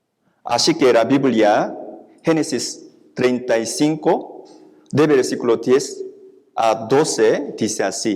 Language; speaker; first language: Spanish; non-native, fluent; Korean